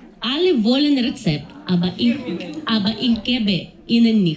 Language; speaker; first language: German; non-native, learner; Ukrainian